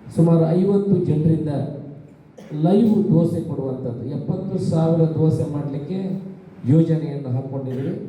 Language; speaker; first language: Kannada; non-native, local second language; Tulu